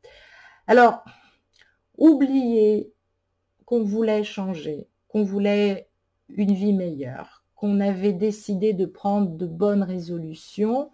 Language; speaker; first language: French; native; French